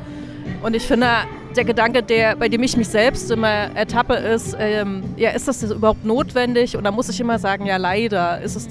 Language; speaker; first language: German; native; German